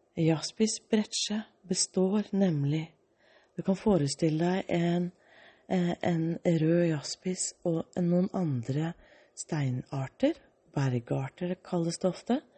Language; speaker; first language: Norwegian; early bilingual, other home language; Danish